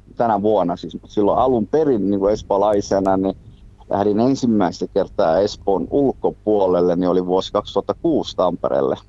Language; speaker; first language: Finnish; early bilingual, other home language; Somali